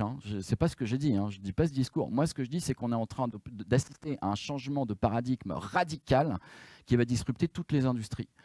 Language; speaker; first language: French; native; French